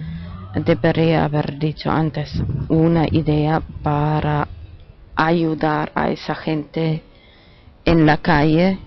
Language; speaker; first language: Spanish; non-native, fluent; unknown